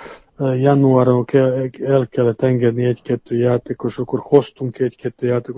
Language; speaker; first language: Hungarian; non-native, fluent; Serbian